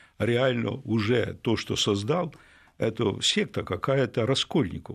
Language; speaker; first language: Russian; native; Russian